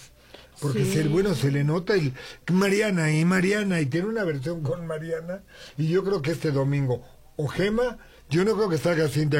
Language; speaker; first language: Spanish; native; Spanish